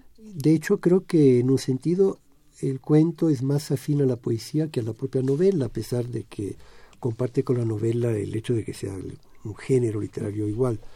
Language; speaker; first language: Spanish; non-native, fluent; Italian